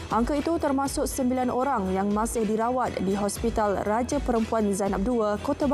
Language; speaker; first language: Malay; native; Malay